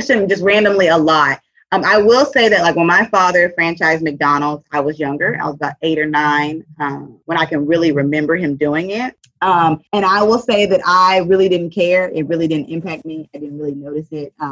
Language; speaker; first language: English; native; English